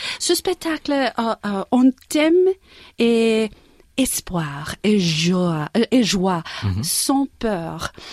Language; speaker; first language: French; non-native, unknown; English